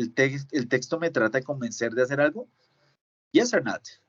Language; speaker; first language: Spanish; native; Spanish